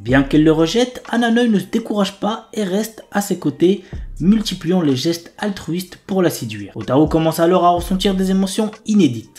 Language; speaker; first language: French; native; French